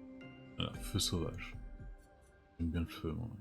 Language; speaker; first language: French; native; French